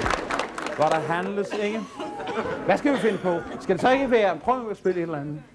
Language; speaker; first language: Danish; native; Danish